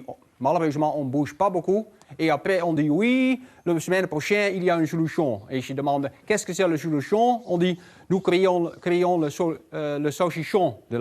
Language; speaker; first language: French; non-native, learner; Dutch